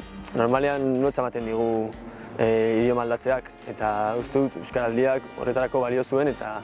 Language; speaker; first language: Basque; non-native, local second language; Spanish